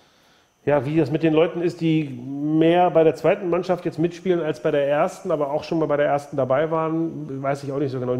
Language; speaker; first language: German; native; German